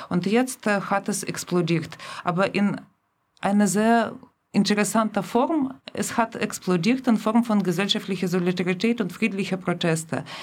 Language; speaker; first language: German; non-native, fluent; Russian